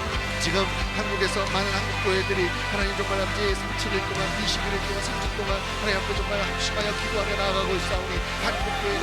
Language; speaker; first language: Korean; native; Korean